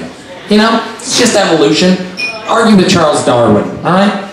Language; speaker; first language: English; native; English